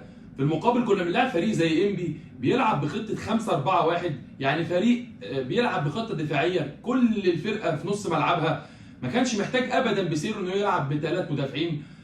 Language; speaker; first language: Arabic; native; Arabic